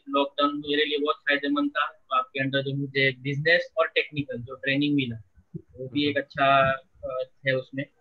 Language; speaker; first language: Hindi; non-native, local second language; Gujarati